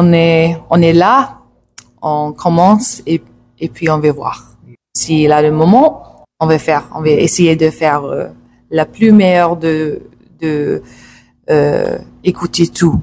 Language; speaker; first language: French; non-native, learner; English